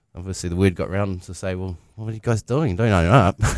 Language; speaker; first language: English; native; English